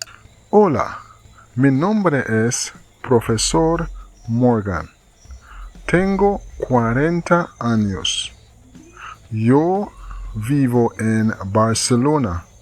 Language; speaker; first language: Spanish; non-native, fluent; English